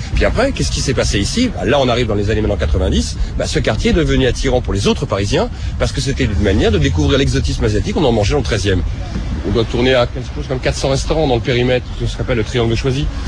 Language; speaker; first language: French; native; French